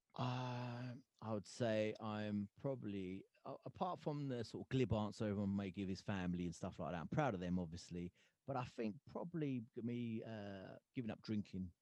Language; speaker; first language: English; early bilingual, other home language; Punjabi